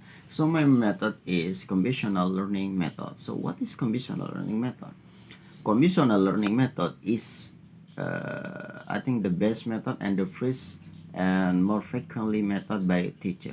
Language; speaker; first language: English; non-native, learner; Indonesian